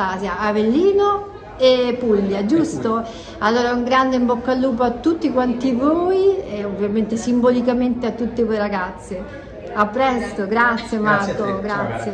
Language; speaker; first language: Italian; native; Italian